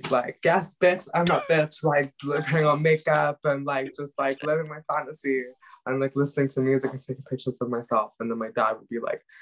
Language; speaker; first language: English; non-native, local second language; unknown